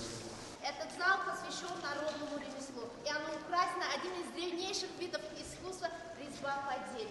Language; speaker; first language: Russian; non-native, local second language; Tajik